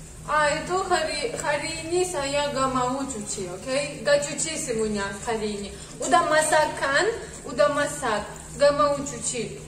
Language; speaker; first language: Indonesian; non-native, learner; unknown